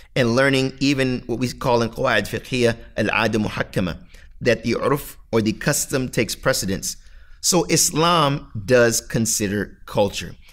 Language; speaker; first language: English; native; English